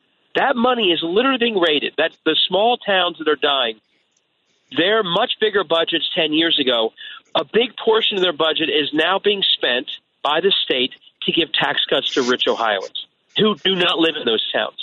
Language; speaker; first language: English; native; English